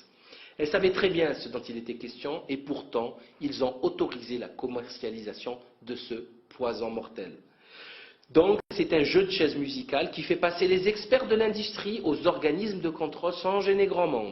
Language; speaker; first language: French; native; French